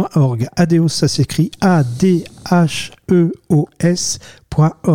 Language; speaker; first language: French; native; French